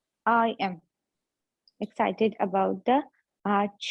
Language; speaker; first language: English; non-native, learner; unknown